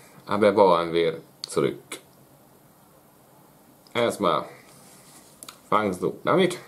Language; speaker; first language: German; non-native, learner; Hungarian